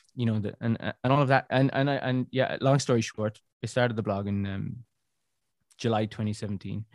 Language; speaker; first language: English; native; English